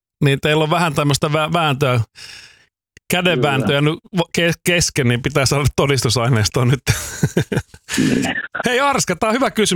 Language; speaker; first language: Finnish; native; Finnish